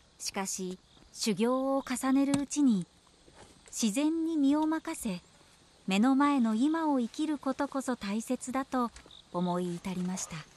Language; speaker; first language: Japanese; native; Japanese